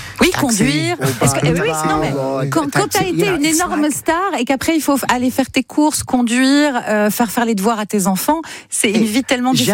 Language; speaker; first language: French; native; French